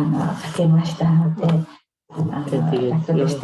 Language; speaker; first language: Japanese; non-native, fluent; Mongolian